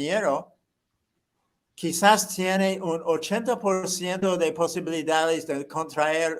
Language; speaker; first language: Spanish; non-native, fluent; English